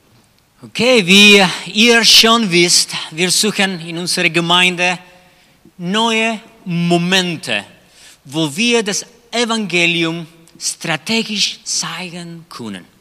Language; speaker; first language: German; non-native, fluent; Spanish